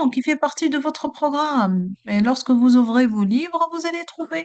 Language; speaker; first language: French; non-native, local second language; Arabic